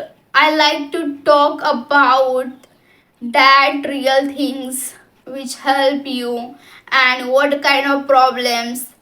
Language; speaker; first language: English; non-native, local second language; Hindi